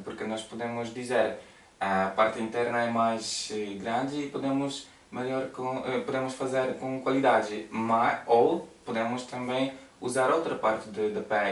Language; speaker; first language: Portuguese; non-native, learner; Polish